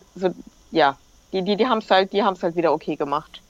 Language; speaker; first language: German; native; German